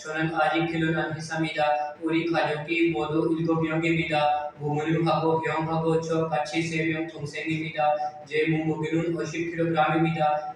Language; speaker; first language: Korean; non-native, learner; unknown